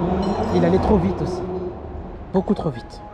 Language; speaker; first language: French; native; French